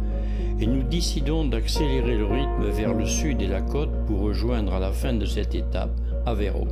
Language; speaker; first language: French; native; French